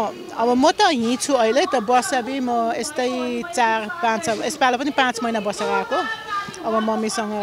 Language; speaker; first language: Nepali; early bilingual, other home language; German